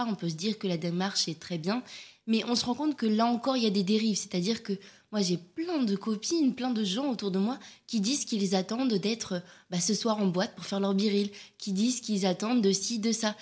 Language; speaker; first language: French; native; French